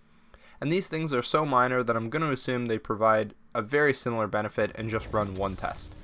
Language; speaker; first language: English; native; English